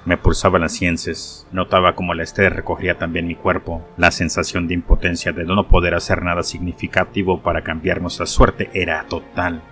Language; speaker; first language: Spanish; native; Spanish